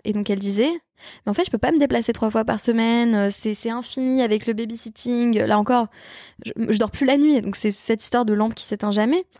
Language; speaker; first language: French; native; French